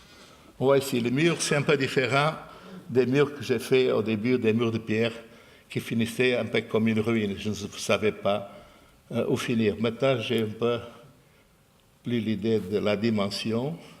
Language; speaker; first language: French; non-native, fluent; Portuguese